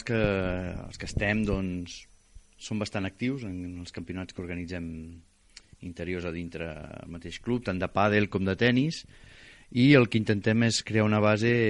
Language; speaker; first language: Catalan; native; Catalan